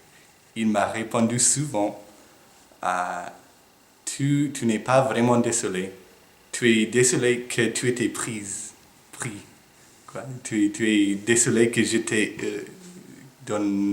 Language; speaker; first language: French; non-native, fluent; English